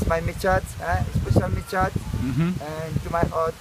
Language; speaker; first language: English; non-native, learner; Morisyen